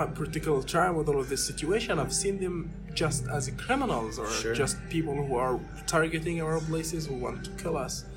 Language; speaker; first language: English; non-native, fluent; Arabic